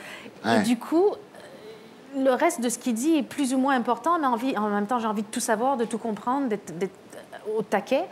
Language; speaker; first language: French; native; French